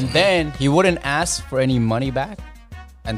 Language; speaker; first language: English; non-native, local second language; Filipino